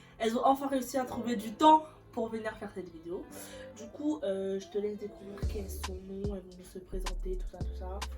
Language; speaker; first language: French; native; French